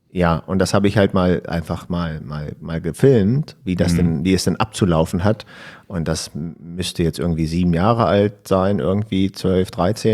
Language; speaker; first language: German; native; German